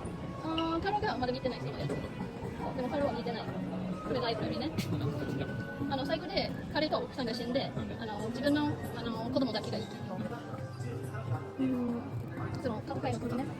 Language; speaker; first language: Japanese; non-native, learner; English